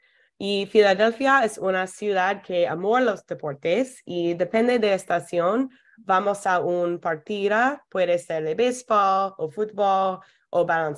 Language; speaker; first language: Spanish; non-native, fluent; English